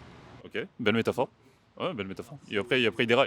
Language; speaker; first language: French; native; French